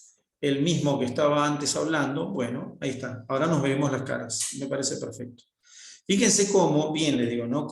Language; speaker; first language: Spanish; native; Spanish